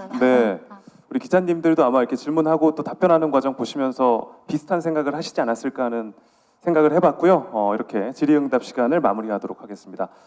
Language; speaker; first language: Korean; native; Korean